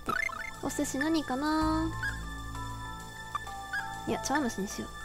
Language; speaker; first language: Japanese; native; Japanese